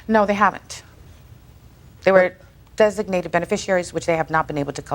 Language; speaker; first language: English; native; English